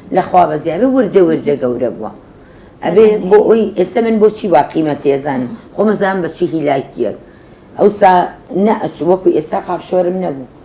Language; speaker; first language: Central Kurdish; native; Central Kurdish